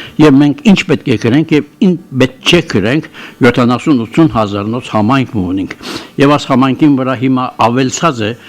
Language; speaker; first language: Armenian; native; Armenian